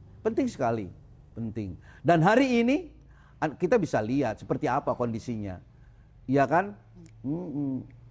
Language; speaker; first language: Indonesian; non-native, local second language; Sundanese